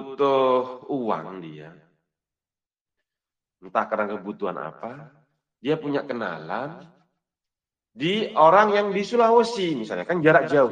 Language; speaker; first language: Indonesian; native; Indonesian